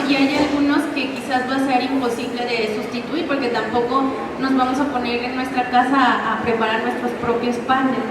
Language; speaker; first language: Spanish; native; Spanish